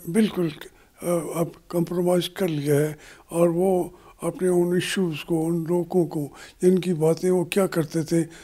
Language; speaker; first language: Urdu; native; Urdu